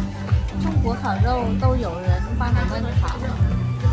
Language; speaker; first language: Chinese; non-native, learner; Vietnamese